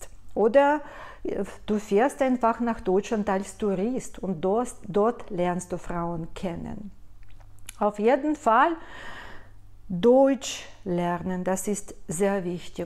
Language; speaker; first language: German; non-native, fluent; Russian